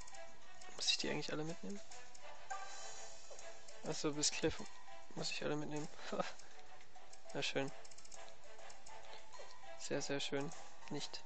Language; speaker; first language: German; native; German